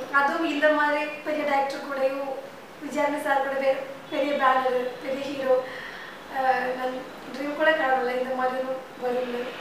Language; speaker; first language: Tamil; non-native, learner; Malayalam